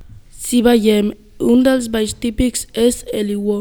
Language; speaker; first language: Catalan; early bilingual, other home language; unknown